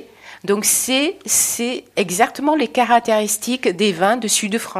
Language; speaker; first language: French; non-native, fluent; Chinese